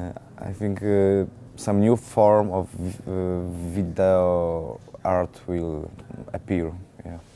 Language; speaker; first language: English; non-native, fluent; Polish